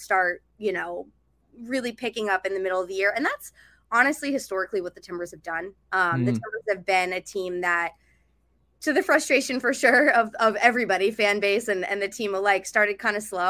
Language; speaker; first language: English; native; English